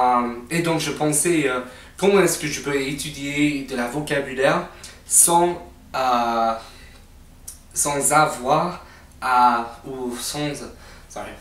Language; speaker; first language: French; non-native, fluent; English